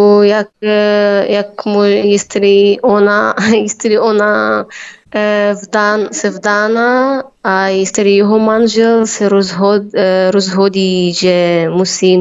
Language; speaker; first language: Czech; non-native, learner; Arabic